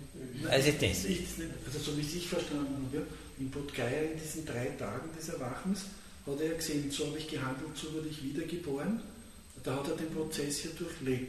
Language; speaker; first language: German; native; German